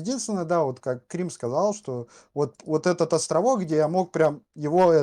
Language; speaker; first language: Russian; native; Russian